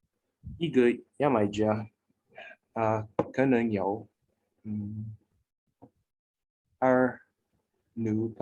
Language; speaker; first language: Chinese; non-native, learner; English